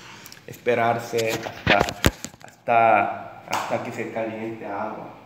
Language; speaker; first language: Spanish; non-native, learner; Korean